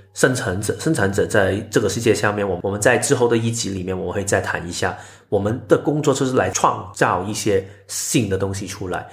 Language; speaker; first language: Chinese; non-native, local second language; Cantonese